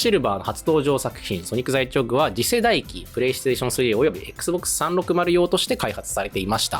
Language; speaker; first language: Japanese; native; Japanese